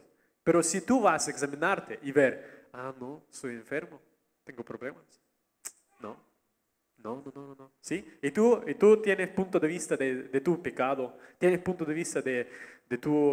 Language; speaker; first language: Spanish; non-native, learner; Russian